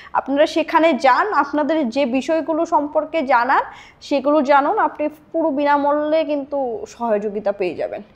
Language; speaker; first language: Bangla; native; Bangla